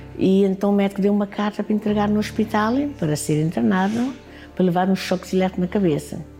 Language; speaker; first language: Portuguese; non-native, local second language; Kabuverdianu